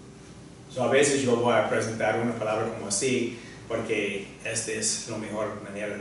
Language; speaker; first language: Spanish; non-native, fluent; English